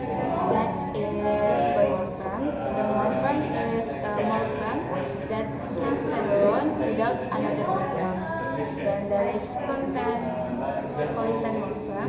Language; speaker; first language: English; non-native, learner; Indonesian